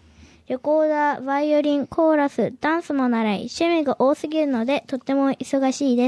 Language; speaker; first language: Japanese; early bilingual, heritage; Japanese